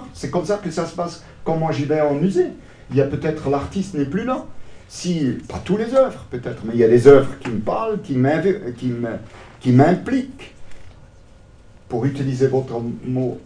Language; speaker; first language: French; non-native, local second language; German